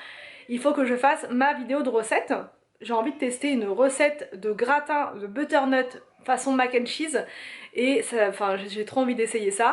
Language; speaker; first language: French; native; French